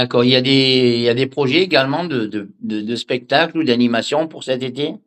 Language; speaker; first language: French; native; French